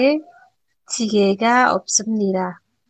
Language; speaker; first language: Korean; non-native, learner; Indonesian